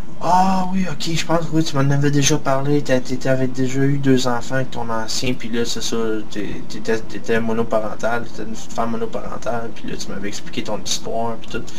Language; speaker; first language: French; native; French